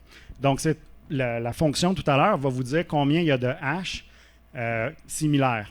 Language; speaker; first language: French; native; French